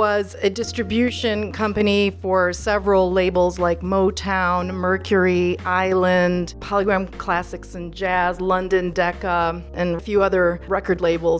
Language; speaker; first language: English; early bilingual, other home language; Macedonian